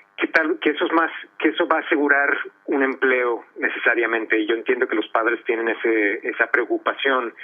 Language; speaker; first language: Spanish; early bilingual, heritage; Spanish